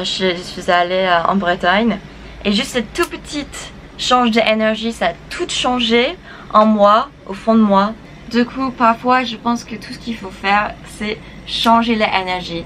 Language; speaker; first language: French; non-native, fluent; English